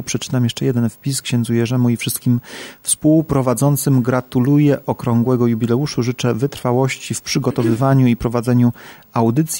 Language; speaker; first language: Polish; native; Polish